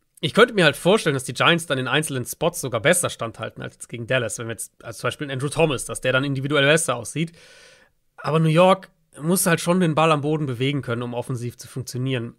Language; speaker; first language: German; native; German